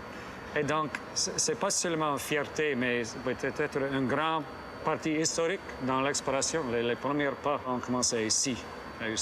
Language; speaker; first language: French; non-native, fluent; English